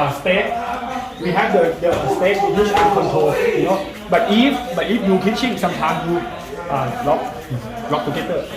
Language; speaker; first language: English; non-native, learner; Thai